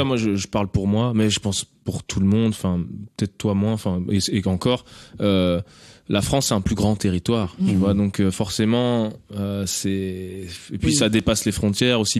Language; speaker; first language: French; native; French